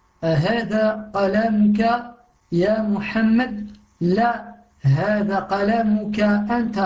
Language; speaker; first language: Arabic; non-native, learner; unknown